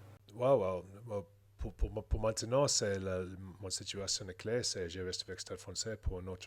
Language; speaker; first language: French; non-native, learner; English